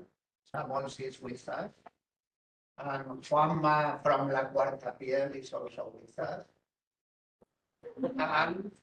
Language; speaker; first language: English; non-native, learner; Spanish